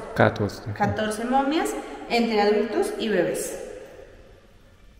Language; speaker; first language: Spanish; native; Spanish